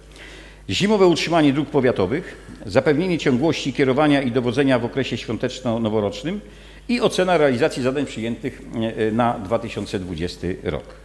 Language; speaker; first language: Polish; native; Polish